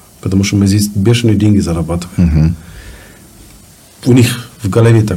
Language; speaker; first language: Russian; non-native, learner; German